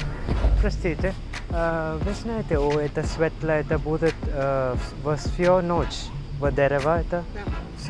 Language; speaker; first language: Russian; non-native, learner; Malayalam